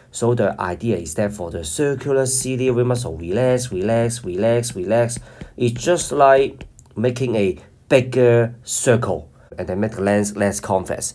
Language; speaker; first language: English; non-native, local second language; Cantonese